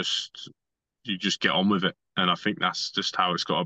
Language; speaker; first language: English; native; English